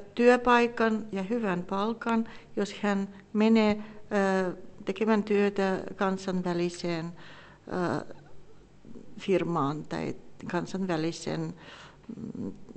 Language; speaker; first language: Finnish; non-native, fluent; Russian